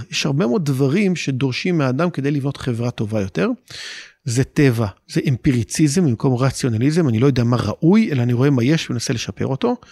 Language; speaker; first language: Hebrew; native; Hebrew